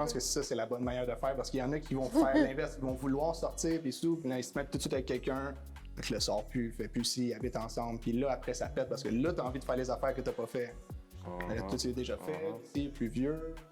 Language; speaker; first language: French; native; French